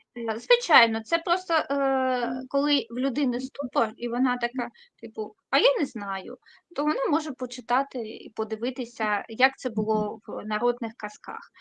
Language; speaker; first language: Ukrainian; non-native, local second language; Russian